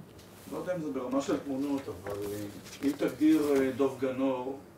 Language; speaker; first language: Hebrew; native; Hebrew